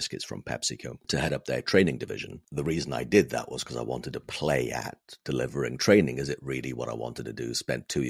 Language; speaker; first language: English; non-native, local second language; Welsh